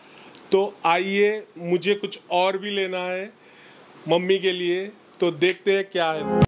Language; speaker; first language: Hindi; native; Hindi